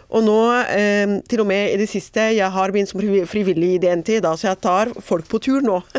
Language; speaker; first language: Norwegian; non-native, fluent; Arabic